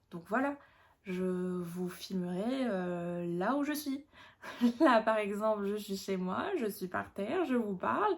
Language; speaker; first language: French; non-native, local second language; Arabic